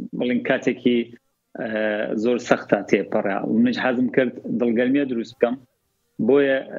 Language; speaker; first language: Central Kurdish; non-native, local second language; Gurani